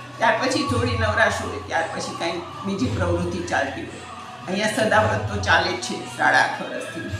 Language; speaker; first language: Gujarati; early bilingual, heritage; Gujarati